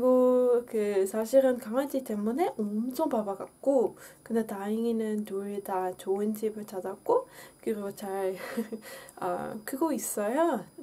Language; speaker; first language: Korean; non-native, fluent; Dutch